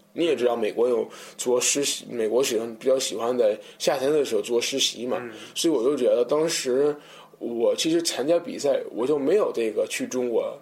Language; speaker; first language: Chinese; non-native, fluent; English